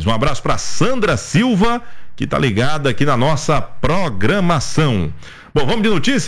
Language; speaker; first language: Portuguese; native; Portuguese